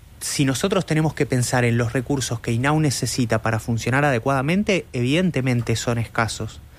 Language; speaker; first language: Spanish; native; Spanish